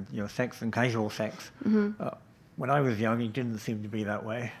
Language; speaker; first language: English; native; English